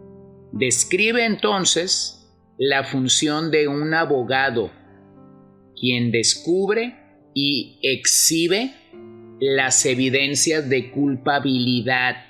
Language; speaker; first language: Spanish; native; Spanish